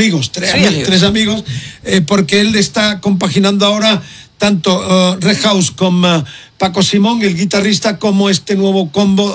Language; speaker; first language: Spanish; native; Spanish